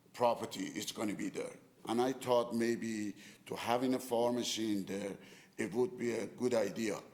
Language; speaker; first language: English; non-native, fluent; Persian